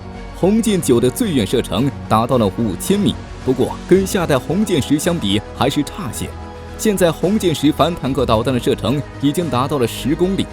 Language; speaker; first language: Chinese; native; Chinese